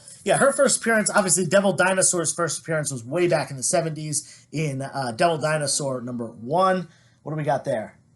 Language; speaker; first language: English; native; English